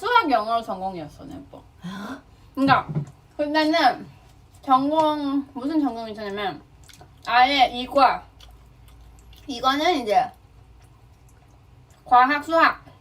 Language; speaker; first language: Korean; non-native, fluent; Thai